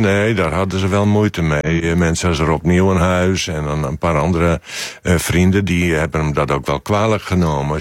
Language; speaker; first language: Dutch; native; Dutch